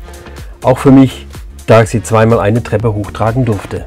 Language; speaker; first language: German; native; German